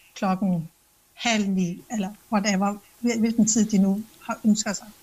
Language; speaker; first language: Danish; non-native, local second language; Kalaallisut